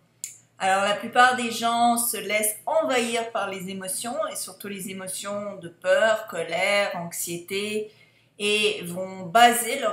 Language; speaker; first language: French; native; French